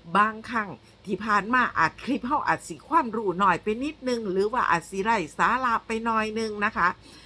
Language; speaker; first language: Thai; native; Thai